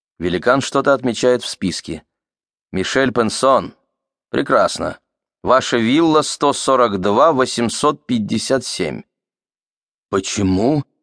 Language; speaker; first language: Russian; native; Russian